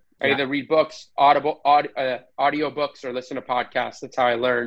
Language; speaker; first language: English; native; English